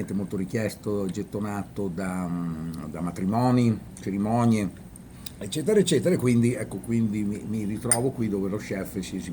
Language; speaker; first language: Italian; native; Italian